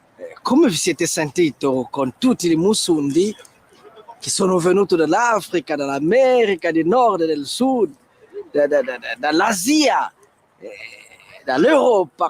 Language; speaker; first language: Italian; non-native, learner; Kongo